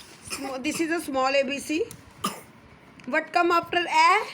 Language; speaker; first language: English; non-native, local second language; Hindi